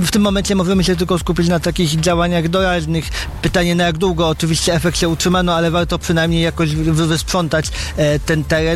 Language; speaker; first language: Polish; native; Polish